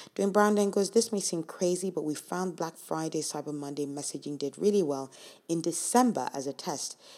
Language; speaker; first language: English; non-native, local second language; Yoruba